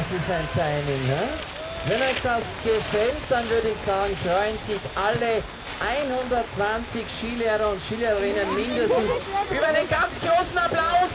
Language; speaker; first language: German; native; German